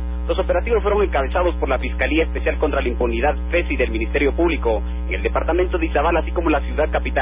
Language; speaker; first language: Spanish; native; Spanish